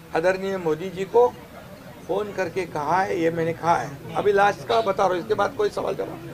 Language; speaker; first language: Hindi; non-native, local second language; Marathi